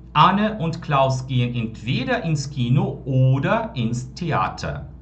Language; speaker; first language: German; non-native, fluent; Portuguese